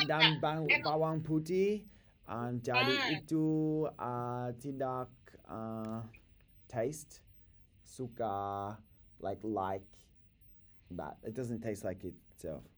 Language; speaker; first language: Indonesian; non-native, learner; English